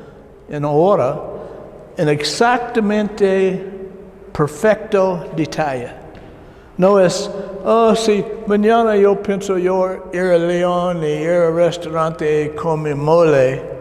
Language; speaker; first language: Spanish; non-native, learner; English